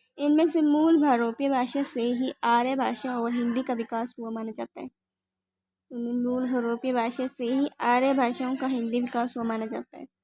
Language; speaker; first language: Hindi; native; Hindi